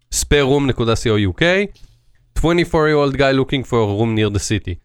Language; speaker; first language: English; non-native, learner; Hebrew